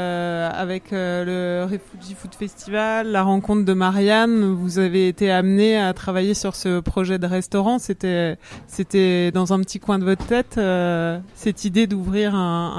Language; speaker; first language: French; native; French